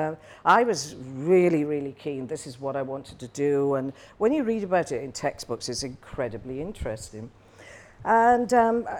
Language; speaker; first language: English; native; English